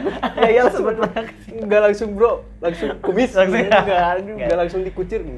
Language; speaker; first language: Indonesian; native; Indonesian